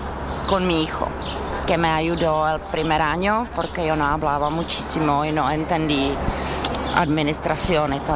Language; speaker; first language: Spanish; non-native, learner; Czech